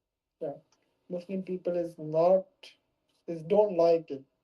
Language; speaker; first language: English; non-native, learner; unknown